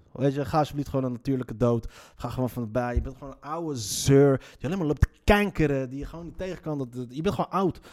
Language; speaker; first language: Dutch; early bilingual, other home language; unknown